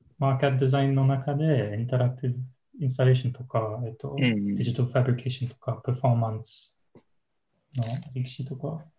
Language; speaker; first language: Japanese; non-native, learner; English